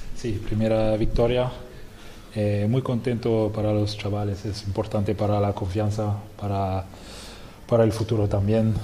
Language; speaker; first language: Spanish; non-native, fluent; French